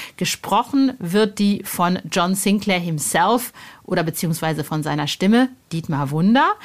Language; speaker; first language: German; native; German